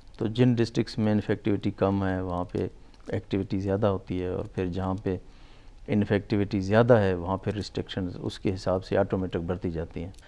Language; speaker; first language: Urdu; non-native, local second language; Baluchi